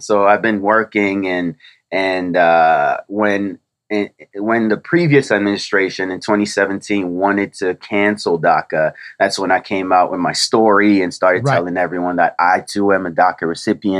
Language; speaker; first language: English; early bilingual, other home language; French